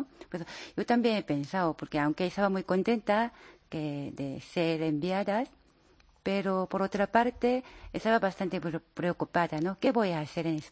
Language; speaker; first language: Spanish; non-native, learner; Korean